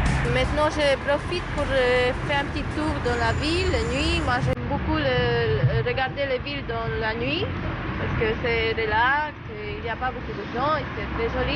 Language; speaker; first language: French; non-native, learner; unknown